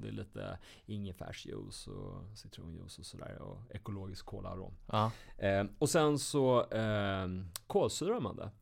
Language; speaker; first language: Swedish; native; Swedish